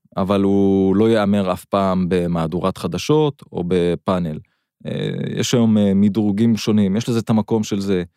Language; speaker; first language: Hebrew; non-native, local second language; Arabic